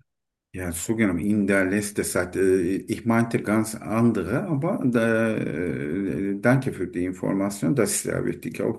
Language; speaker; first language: German; non-native, learner; Turkish